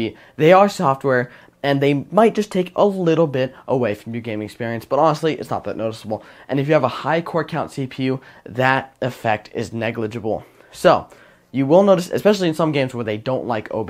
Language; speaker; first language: English; native; English